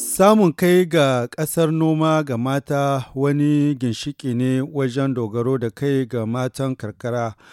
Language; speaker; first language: Hausa; native; Hausa